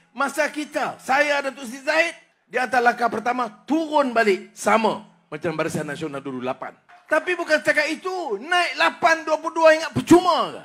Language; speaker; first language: Malay; native; Malay